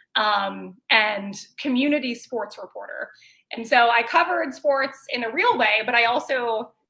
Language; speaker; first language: English; native; English